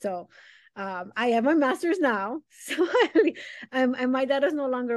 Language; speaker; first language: English; early bilingual, other home language; Spanish